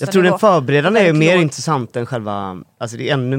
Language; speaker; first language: Swedish; native; Swedish